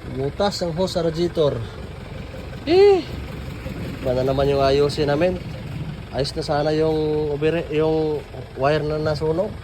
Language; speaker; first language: Filipino; non-native, local second language; Cebuano